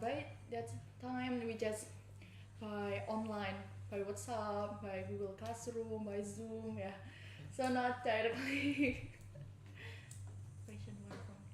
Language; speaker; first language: English; non-native, learner; Indonesian